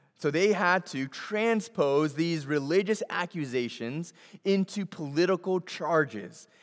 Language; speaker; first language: English; native; English